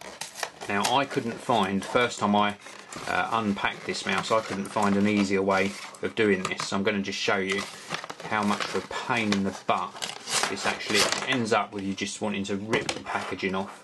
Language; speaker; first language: English; native; English